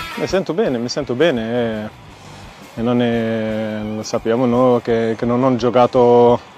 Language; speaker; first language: Italian; non-native, learner; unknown